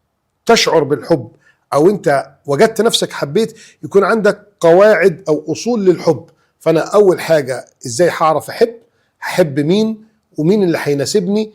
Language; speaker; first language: Arabic; native; Arabic